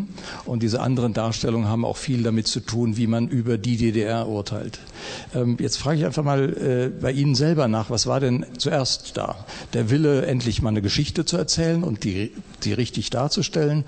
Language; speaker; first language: German; native; German